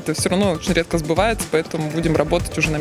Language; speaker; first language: Russian; native; Russian